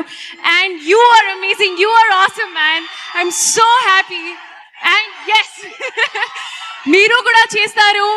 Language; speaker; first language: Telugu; non-native, learner; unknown